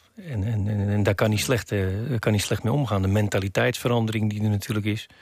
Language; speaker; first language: Dutch; native; Dutch